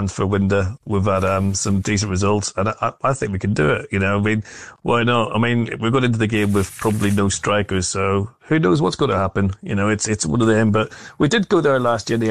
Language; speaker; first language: English; native; English